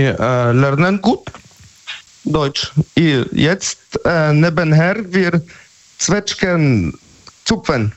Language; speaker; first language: German; non-native, learner; Polish